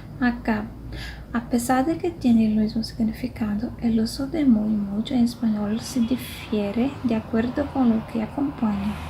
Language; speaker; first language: Spanish; non-native, fluent; Portuguese